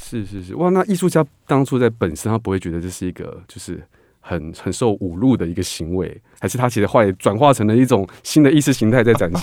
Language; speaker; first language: Chinese; native; Chinese